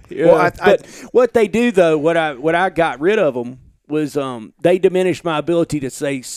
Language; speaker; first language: English; native; English